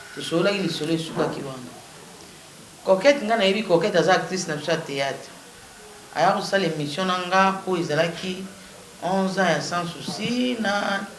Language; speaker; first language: Lingala; non-native, local second language; Kongo